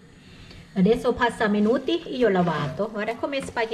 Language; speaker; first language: Italian; non-native, learner; Thai